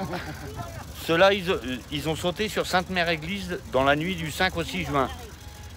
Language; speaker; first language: French; native; French